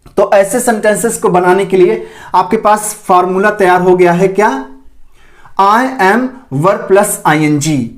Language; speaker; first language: Hindi; native; Hindi